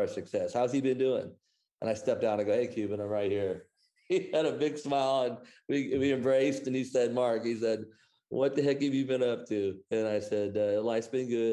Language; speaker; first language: English; native; English